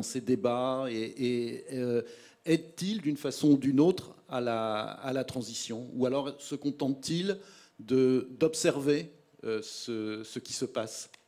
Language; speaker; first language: French; native; French